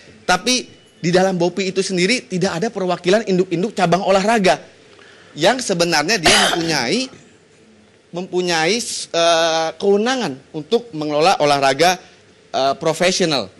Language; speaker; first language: Indonesian; native; Indonesian